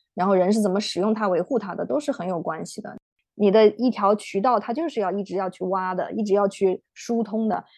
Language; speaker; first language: Chinese; native; Chinese